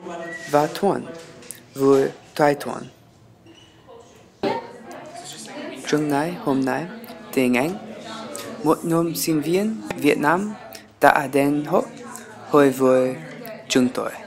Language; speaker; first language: Vietnamese; non-native, learner; English